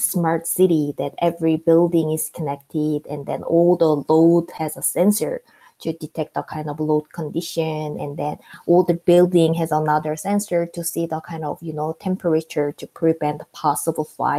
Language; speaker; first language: English; non-native, fluent; Korean